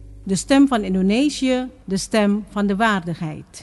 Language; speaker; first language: Dutch; non-native, fluent; Indonesian